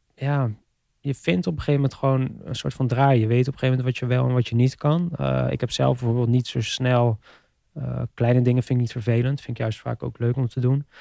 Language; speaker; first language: Dutch; native; Dutch